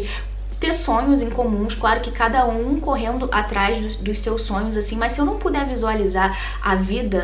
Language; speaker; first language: Portuguese; native; Portuguese